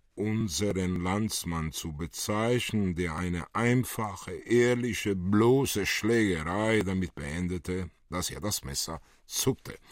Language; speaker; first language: German; early bilingual, other home language; Italian